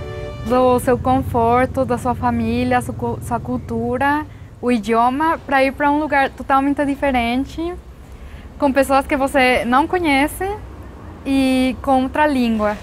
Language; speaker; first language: Portuguese; non-native, fluent; Spanish